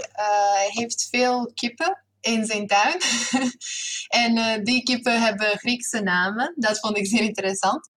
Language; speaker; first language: Dutch; non-native, fluent; Serbian